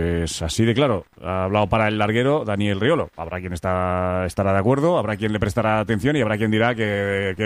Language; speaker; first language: Spanish; native; Spanish